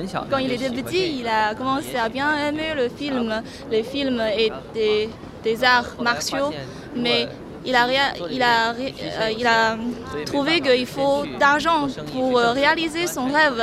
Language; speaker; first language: French; non-native, fluent; Chinese